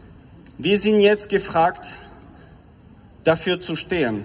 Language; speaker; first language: German; non-native, fluent; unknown